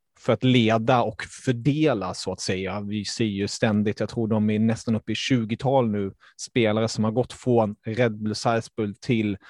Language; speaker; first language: Swedish; early bilingual, other home language; German